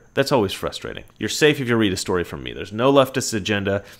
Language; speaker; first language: English; native; English